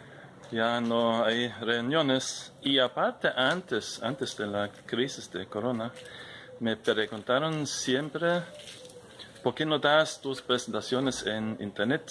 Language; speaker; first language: Spanish; non-native, fluent; German